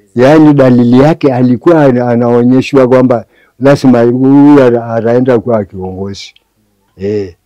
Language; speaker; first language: Swahili; non-native, local second language; Masai